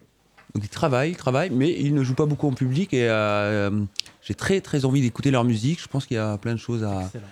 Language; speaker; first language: French; native; French